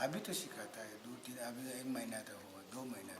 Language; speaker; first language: Hindi; non-native, learner; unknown